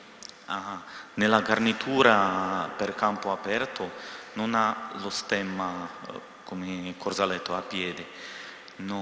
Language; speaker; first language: Italian; non-native, learner; Russian